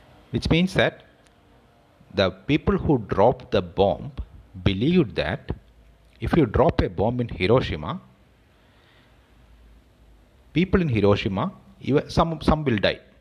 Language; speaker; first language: English; non-native, local second language; Malayalam